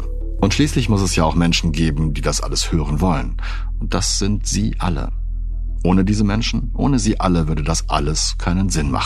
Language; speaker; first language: German; native; German